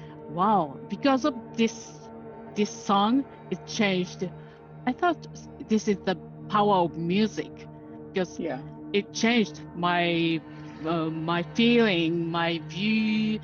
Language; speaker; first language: English; non-native, learner; Japanese